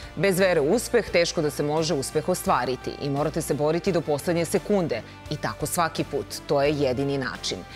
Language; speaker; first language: Serbian; native; Serbian